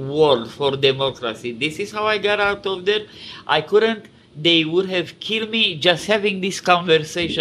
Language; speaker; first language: English; non-native, fluent; Romanian